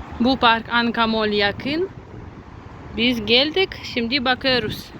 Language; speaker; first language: Turkish; non-native, learner; Russian